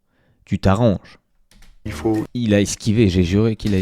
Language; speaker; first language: French; native; French